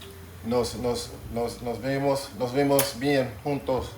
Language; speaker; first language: Spanish; non-native, learner; English